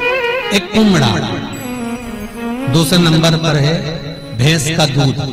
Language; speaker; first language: Hindi; native; Hindi